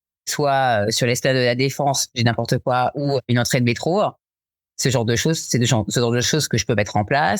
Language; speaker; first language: French; native; French